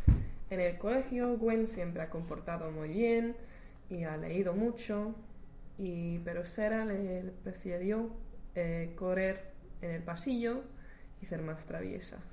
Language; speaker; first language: Spanish; non-native, learner; English